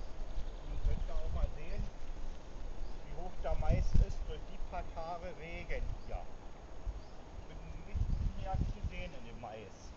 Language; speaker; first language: German; native; German